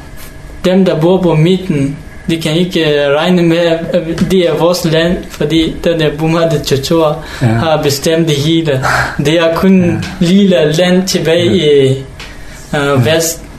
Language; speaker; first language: Danish; non-native, learner; Hakha Chin